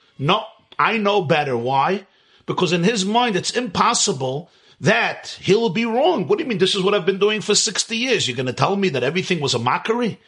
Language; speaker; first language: English; native; English